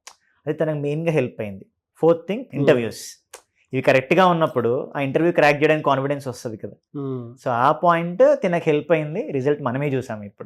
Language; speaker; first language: Telugu; native; Telugu